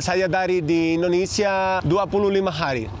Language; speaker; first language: Indonesian; non-native, learner; Spanish